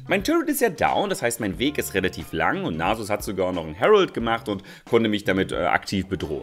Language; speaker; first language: German; native; German